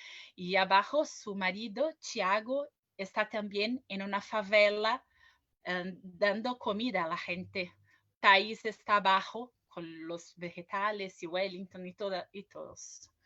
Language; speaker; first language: Spanish; non-native, fluent; Portuguese